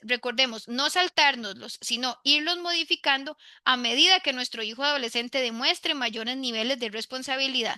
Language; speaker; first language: Spanish; native; Spanish